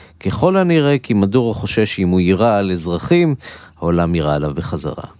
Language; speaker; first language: Hebrew; native; Hebrew